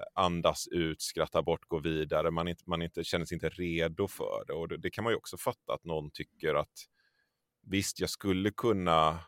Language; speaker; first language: Swedish; native; Swedish